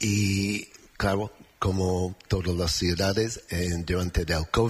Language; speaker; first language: Spanish; non-native, learner; English